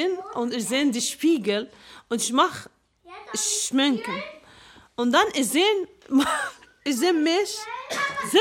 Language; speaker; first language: German; non-native, learner; Arabic